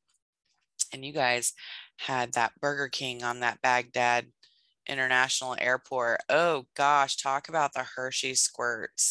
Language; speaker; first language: English; native; English